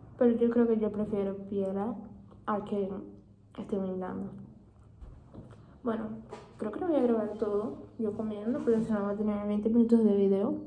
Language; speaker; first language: Spanish; non-native, fluent; Portuguese